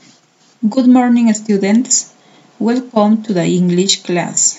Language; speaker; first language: English; non-native, fluent; Spanish